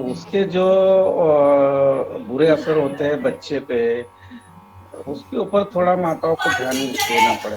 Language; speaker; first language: Hindi; native; Hindi